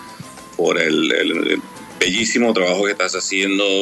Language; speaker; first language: Spanish; native; Spanish